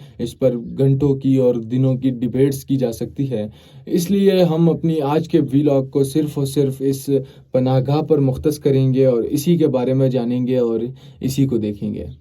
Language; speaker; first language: Urdu; non-native, local second language; Pashto